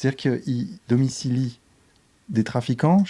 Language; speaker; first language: French; native; French